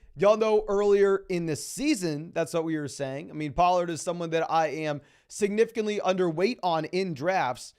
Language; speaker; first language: English; native; English